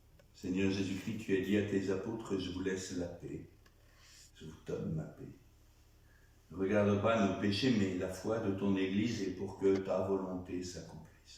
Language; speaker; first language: French; native; French